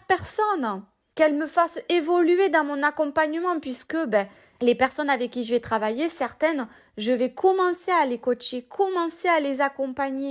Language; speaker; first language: French; native; French